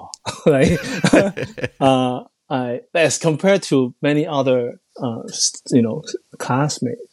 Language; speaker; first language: English; non-native, local second language; Cantonese